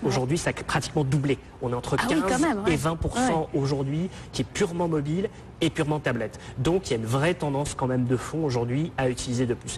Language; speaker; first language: French; native; French